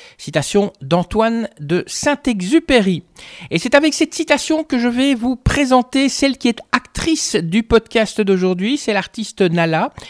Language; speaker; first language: French; native; French